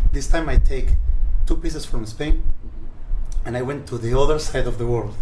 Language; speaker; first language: English; non-native, fluent; Spanish